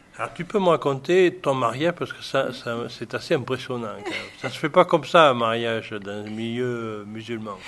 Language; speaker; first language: French; native; French